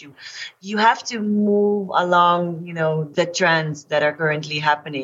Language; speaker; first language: English; non-native, local second language; Filipino